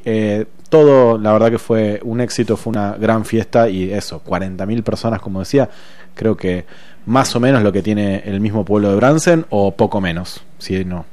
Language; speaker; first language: Spanish; native; Spanish